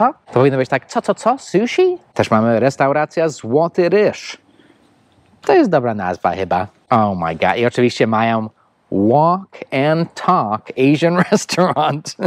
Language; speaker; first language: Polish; non-native, fluent; English